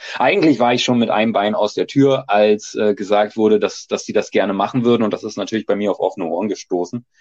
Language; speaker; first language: German; native; German